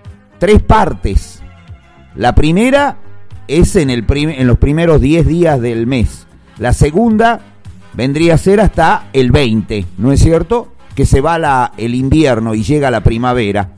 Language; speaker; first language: Spanish; native; Spanish